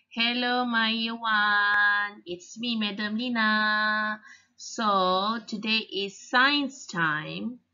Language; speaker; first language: English; non-native, local second language; Malay